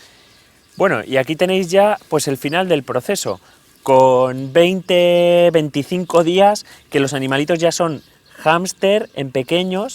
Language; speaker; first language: Spanish; native; Spanish